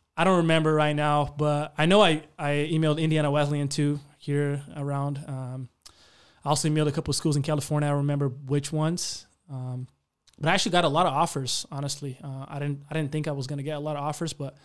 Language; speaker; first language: English; non-native, fluent; Portuguese